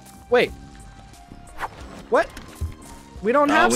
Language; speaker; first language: English; native; English